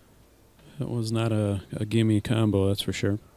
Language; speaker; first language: English; native; English